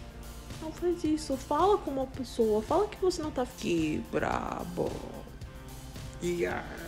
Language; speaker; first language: Portuguese; non-native, learner; English